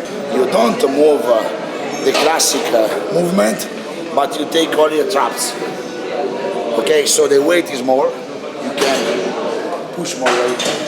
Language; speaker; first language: English; non-native, learner; Italian